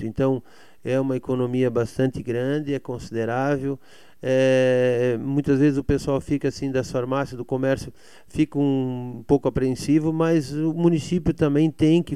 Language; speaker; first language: Portuguese; native; Portuguese